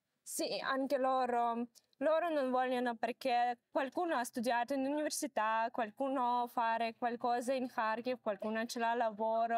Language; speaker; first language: Italian; non-native, learner; Ukrainian